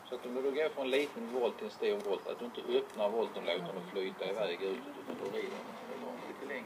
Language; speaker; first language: Swedish; native; Swedish